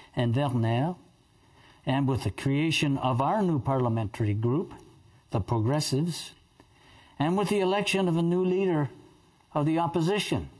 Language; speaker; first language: English; native; English